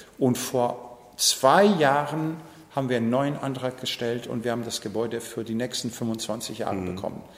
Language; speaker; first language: German; non-native, fluent; Greek